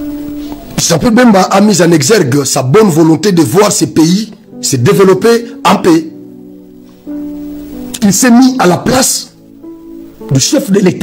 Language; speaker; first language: French; non-native, local second language; Lingala